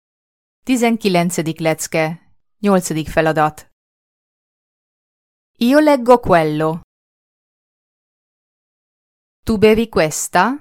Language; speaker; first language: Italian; non-native, fluent; Hungarian